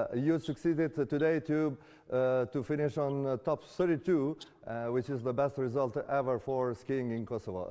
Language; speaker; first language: English; non-native, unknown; Albanian